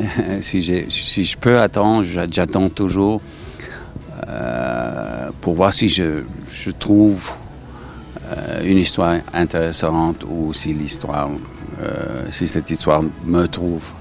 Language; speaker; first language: French; non-native, fluent; English